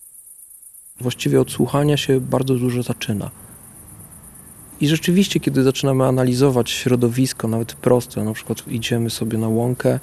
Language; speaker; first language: Polish; native; Polish